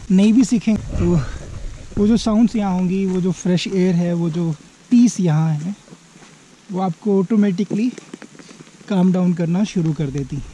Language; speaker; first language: Hindi; native; Hindi